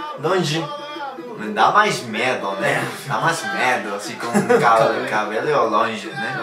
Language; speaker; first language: Portuguese; non-native, learner; Spanish